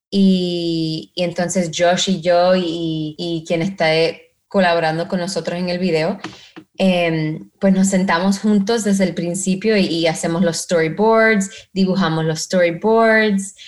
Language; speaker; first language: Spanish; early bilingual, heritage; Spanish